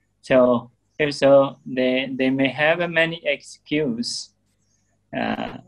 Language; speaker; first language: English; non-native, learner; Burmese